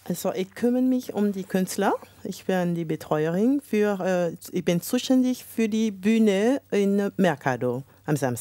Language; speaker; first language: German; non-native, fluent; French